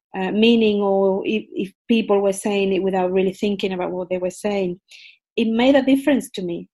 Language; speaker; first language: English; non-native, fluent; Spanish